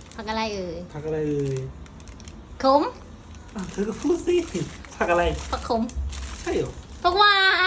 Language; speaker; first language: Thai; non-native, local second language; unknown